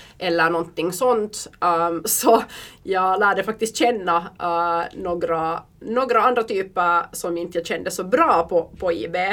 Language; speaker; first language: Swedish; early bilingual, heritage; Swedish